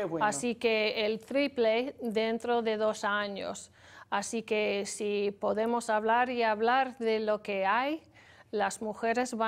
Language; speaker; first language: Spanish; non-native, learner; English